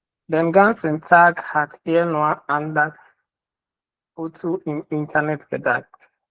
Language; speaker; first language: German; non-native, learner; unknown